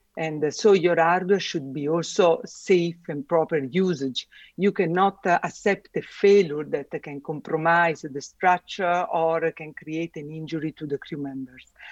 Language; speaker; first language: English; non-native, fluent; Italian